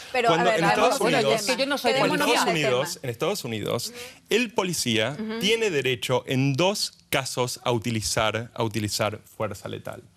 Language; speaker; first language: Spanish; native; Spanish